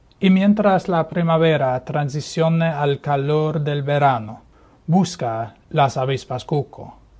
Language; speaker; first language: Spanish; non-native, fluent; English